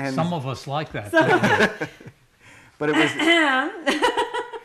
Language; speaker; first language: English; native; English